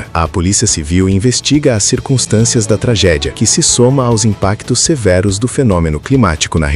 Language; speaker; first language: Portuguese; native; Portuguese